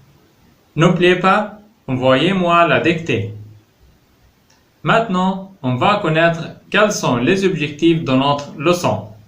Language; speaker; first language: French; non-native, fluent; Arabic